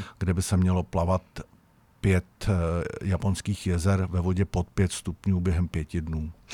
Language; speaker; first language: Czech; native; Czech